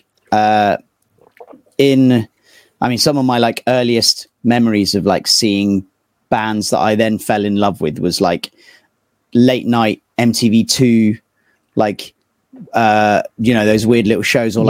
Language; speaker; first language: English; native; English